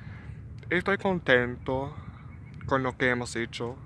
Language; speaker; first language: Spanish; non-native, learner; English